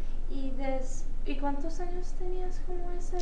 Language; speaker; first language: Spanish; early bilingual, heritage; Spanish